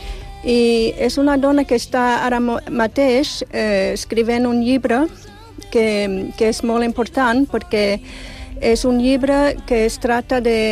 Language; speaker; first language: Catalan; non-native, fluent; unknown